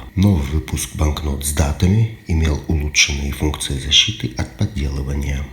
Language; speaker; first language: Russian; native; Russian